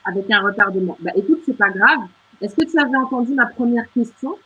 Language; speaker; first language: French; native; French